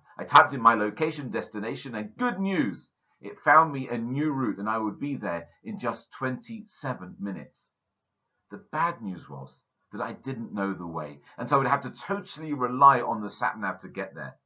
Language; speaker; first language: English; native; English